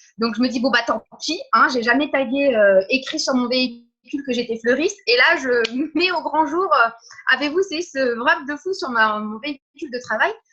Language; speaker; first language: French; early bilingual, other home language; Portuguese